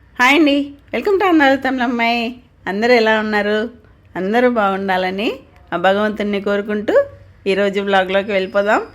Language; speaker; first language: Telugu; non-native, local second language; Tamil